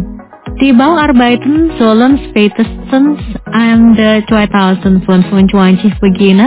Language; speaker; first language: German; non-native, fluent; Indonesian